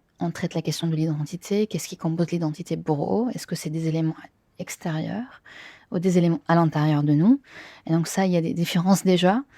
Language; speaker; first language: French; non-native, fluent; Arabic